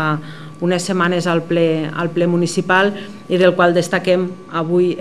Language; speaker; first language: Catalan; native; Catalan